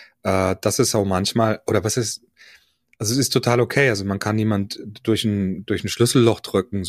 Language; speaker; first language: German; native; German